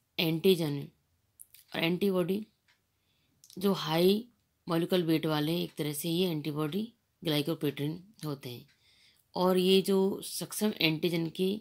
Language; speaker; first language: Hindi; native; Hindi